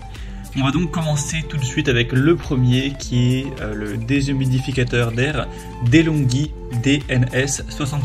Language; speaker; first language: French; native; French